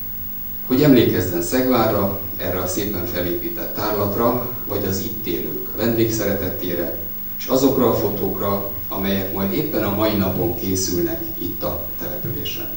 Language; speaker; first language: Hungarian; native; Hungarian